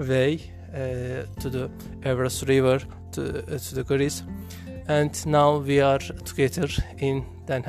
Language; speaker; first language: English; non-native, learner; Turkish